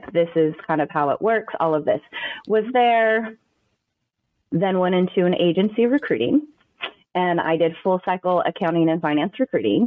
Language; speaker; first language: English; native; English